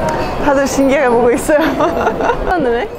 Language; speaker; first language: Korean; non-native, fluent; Estonian